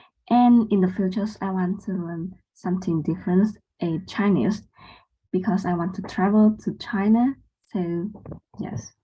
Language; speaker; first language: English; non-native, learner; Vietnamese